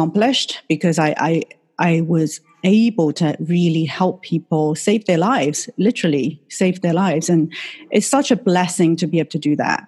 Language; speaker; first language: English; non-native, fluent; Chinese